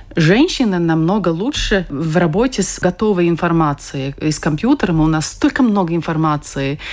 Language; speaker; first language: Russian; non-native, fluent; Latvian